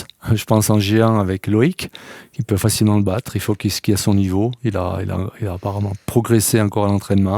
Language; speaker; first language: French; native; French